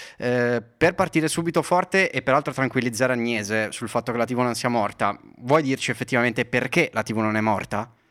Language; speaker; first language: Italian; native; Italian